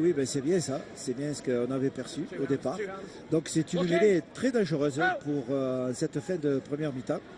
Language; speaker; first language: French; native; French